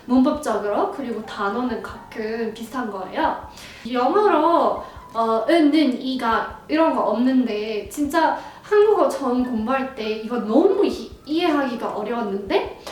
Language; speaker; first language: Korean; non-native, fluent; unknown